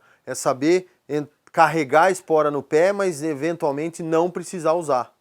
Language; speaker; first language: Portuguese; native; Portuguese